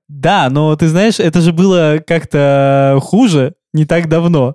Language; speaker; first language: Russian; native; Russian